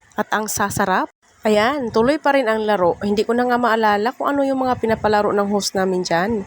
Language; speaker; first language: Filipino; non-native, local second language; Cebuano